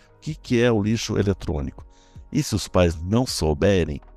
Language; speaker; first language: Portuguese; native; Portuguese